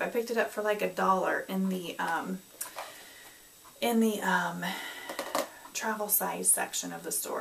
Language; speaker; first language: English; native; English